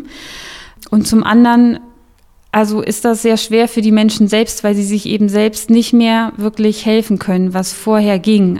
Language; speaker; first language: German; native; German